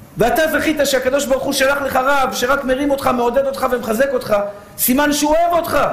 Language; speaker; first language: Hebrew; early bilingual, other home language; Persian